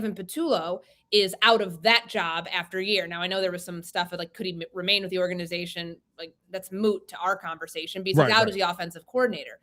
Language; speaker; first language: English; native; English